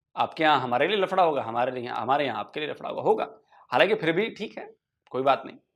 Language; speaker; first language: Hindi; native; Hindi